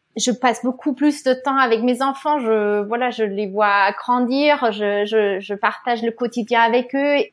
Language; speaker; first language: French; non-native, fluent; German